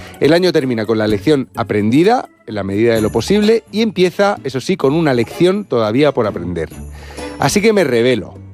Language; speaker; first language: Spanish; native; Spanish